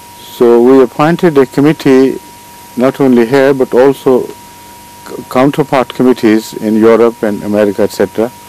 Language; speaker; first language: English; non-native, local second language; Urdu